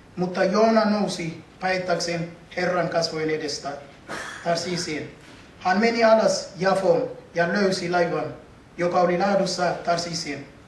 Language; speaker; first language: Finnish; non-native, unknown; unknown